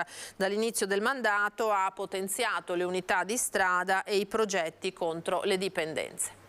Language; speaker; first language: Italian; native; Italian